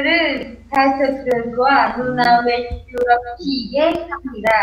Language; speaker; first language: Korean; non-native, learner; Indonesian